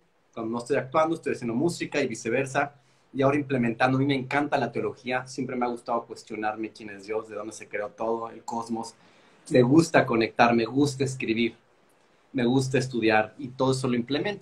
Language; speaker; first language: Spanish; native; Spanish